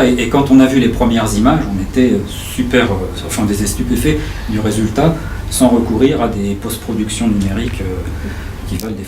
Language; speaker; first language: French; native; French